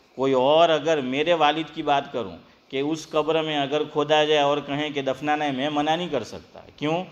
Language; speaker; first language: Urdu; non-native, local second language; Gujarati